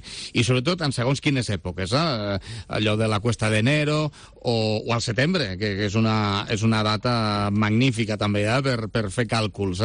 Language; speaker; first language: Catalan; native; Catalan